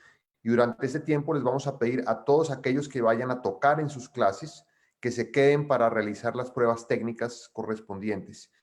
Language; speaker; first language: Spanish; native; Spanish